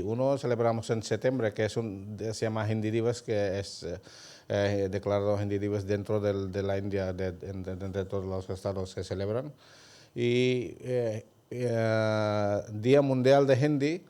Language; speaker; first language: Spanish; non-native, fluent; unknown